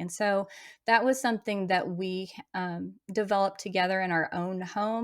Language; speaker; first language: English; native; English